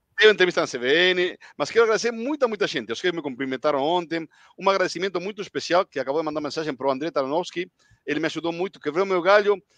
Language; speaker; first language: Portuguese; non-native, fluent; Spanish